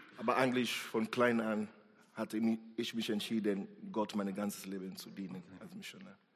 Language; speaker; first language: German; non-native, fluent; Swahili